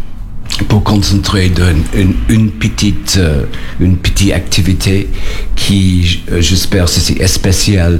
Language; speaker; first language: French; non-native, learner; English